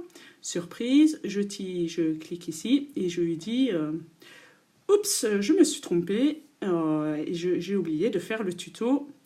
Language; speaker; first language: French; native; French